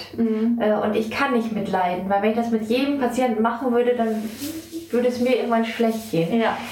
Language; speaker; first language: German; native; German